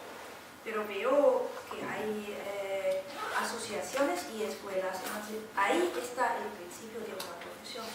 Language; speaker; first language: Spanish; non-native, fluent; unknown